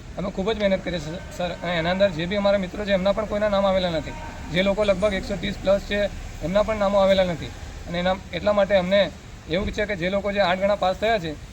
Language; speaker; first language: Gujarati; native; Gujarati